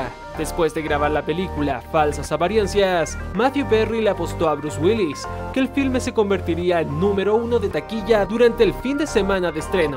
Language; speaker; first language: Spanish; native; Spanish